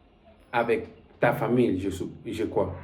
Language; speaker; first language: French; non-native, learner; Spanish